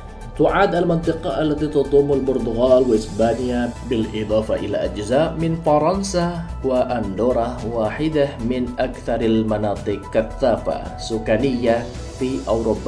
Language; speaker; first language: Arabic; non-native, fluent; Indonesian